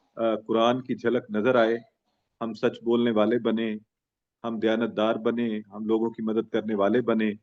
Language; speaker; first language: Urdu; native; Urdu